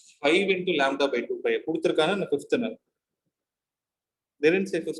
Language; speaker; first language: English; non-native, local second language; Tamil